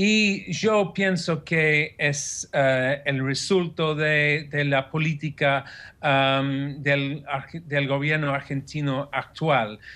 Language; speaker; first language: Spanish; non-native, fluent; English